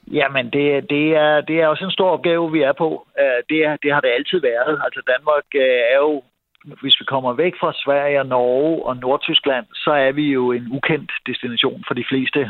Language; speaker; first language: Danish; native; Danish